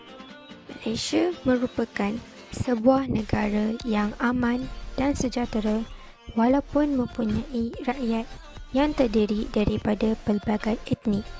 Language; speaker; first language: Malay; native; Malay